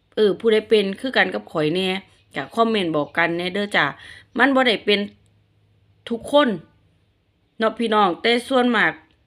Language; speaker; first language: Thai; native; Thai